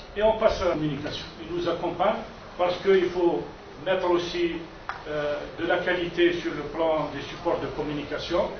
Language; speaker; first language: French; non-native, local second language; Kabyle